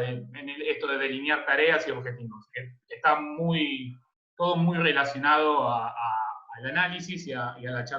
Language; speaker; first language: Spanish; native; Spanish